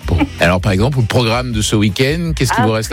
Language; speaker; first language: French; native; French